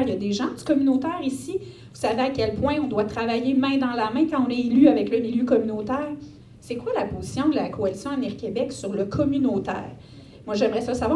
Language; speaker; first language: French; native; French